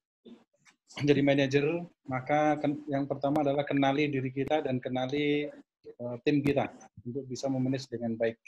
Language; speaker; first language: Indonesian; native; Indonesian